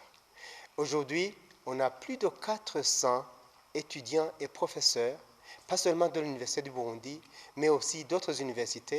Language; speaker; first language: French; non-native, local second language; Rundi